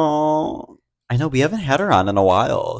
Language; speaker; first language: English; native; English